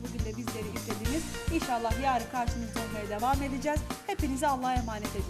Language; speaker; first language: Turkish; non-native, fluent; Arabic